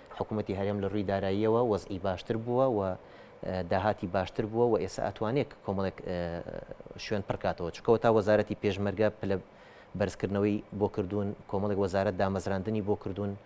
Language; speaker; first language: Central Kurdish; native; Central Kurdish